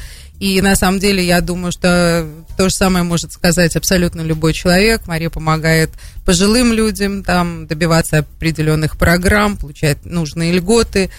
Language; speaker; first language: Russian; native; Russian